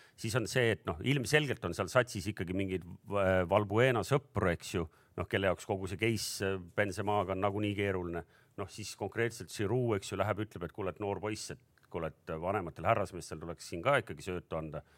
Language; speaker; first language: Estonian; native; Estonian